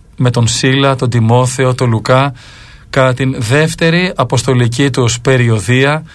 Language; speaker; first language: Greek; native; Greek